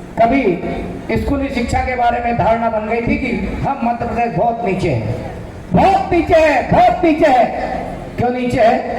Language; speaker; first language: Hindi; native; Hindi